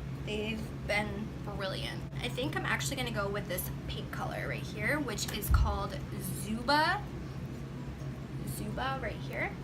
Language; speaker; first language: English; native; English